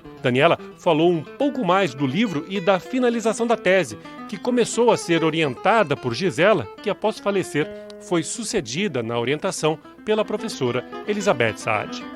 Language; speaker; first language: Portuguese; native; Portuguese